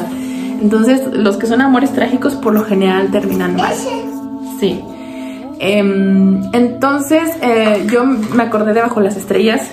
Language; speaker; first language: Spanish; native; Spanish